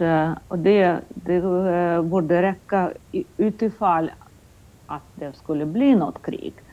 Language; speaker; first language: Swedish; non-native, fluent; Russian